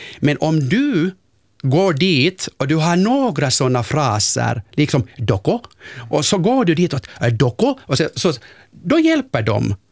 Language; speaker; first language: Swedish; non-native, local second language; Finnish